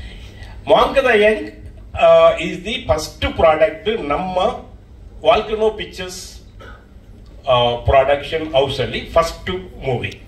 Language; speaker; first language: Kannada; non-native, learner; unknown